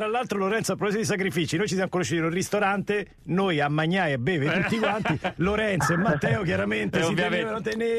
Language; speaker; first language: Italian; native; Italian